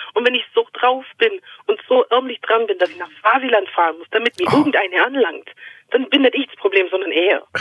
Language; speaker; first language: German; native; German